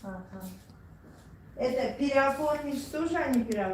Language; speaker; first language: Russian; non-native, learner; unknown